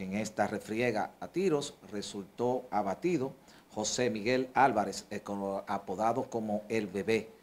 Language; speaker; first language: Spanish; native; Spanish